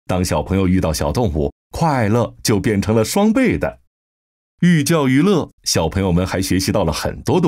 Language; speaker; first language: Chinese; native; Chinese